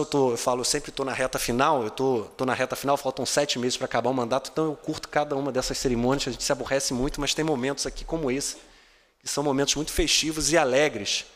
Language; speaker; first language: Portuguese; native; Portuguese